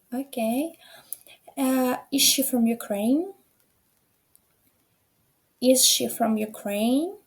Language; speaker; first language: English; non-native, fluent; Ukrainian